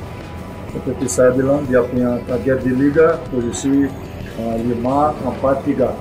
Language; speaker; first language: Indonesian; non-native, fluent; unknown